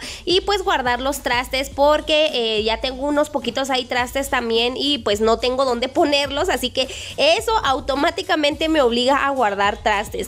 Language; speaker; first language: Spanish; native; Spanish